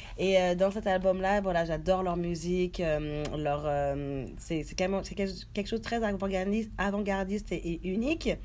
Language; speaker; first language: French; early bilingual, other home language; Haitian Creole